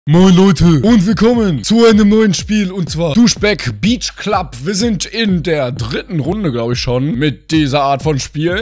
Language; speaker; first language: German; native; German